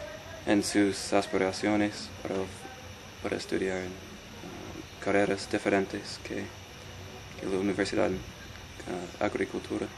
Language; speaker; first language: Spanish; non-native, fluent; English